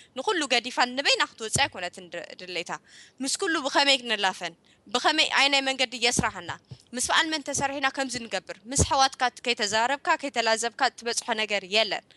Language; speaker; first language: Tigrinya; early bilingual, heritage; Tigrinya